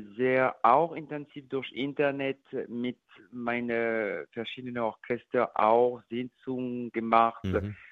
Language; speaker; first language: German; non-native, learner; French